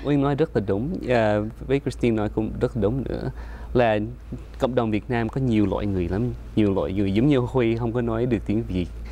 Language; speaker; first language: Vietnamese; early bilingual, other home language; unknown